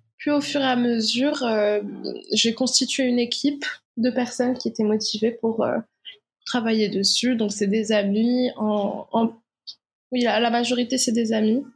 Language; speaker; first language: French; non-native, local second language; Arabic